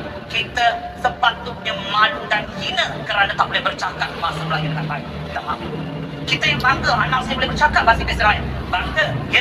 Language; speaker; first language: Malay; native; Malay